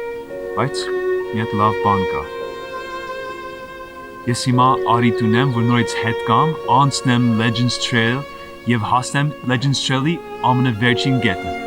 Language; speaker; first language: Armenian; early bilingual, heritage; Armenian